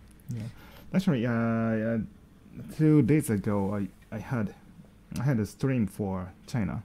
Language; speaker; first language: English; non-native, learner; Japanese